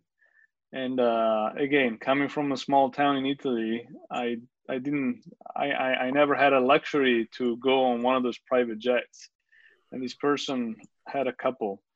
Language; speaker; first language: English; non-native, fluent; Italian